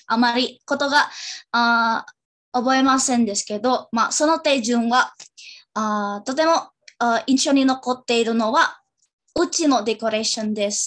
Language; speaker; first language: Japanese; non-native, learner; Indonesian